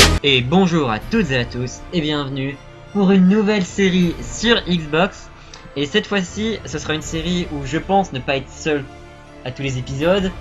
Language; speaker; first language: French; native; French